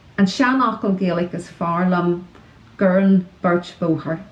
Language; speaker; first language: Irish; non-native, local second language; English